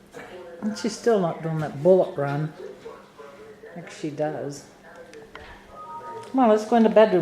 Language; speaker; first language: English; native; English